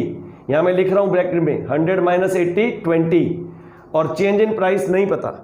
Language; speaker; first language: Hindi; native; Hindi